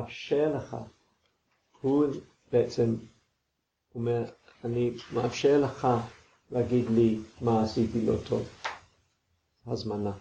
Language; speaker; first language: Hebrew; non-native, fluent; English